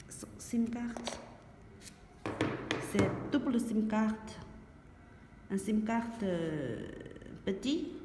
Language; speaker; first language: French; non-native, learner; Chinese